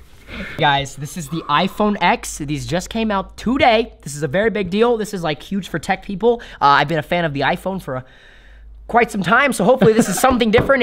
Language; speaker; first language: English; native; English